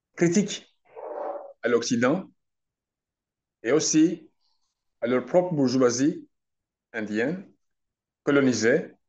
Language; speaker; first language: French; non-native, fluent; Turkish